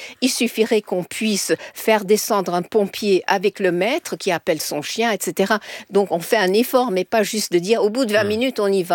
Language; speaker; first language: French; native; French